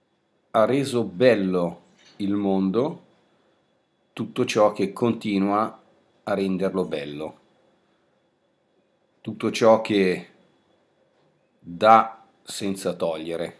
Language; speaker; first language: Italian; native; Italian